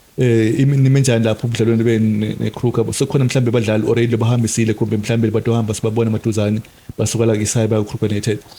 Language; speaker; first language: Zulu; non-native, local second language; Swati